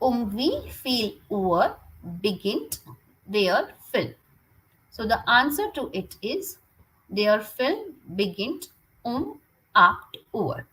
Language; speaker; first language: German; non-native, fluent; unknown